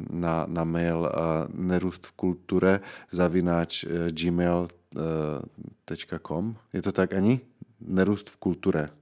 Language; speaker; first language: Czech; native; Czech